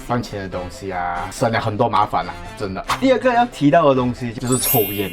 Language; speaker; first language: Chinese; native; Chinese